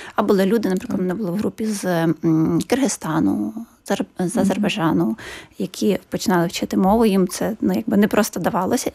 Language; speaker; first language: Ukrainian; native; Ukrainian